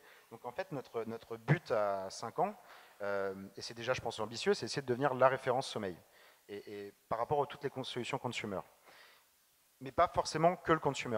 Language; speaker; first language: French; native; French